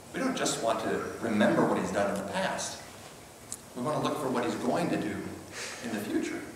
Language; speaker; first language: English; native; English